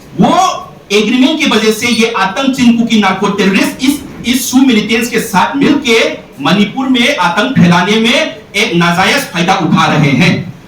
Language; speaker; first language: Hindi; non-native, local second language; Manipuri